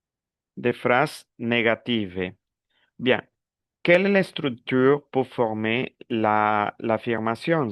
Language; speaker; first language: French; non-native, fluent; Spanish